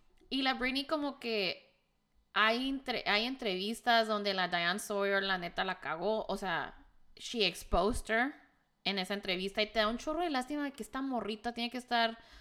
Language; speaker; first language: Spanish; native; Spanish